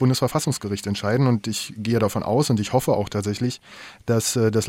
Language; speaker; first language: German; native; German